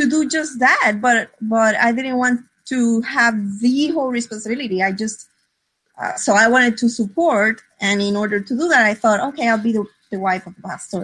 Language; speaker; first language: English; non-native, fluent; Spanish